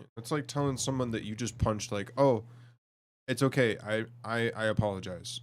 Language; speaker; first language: English; native; English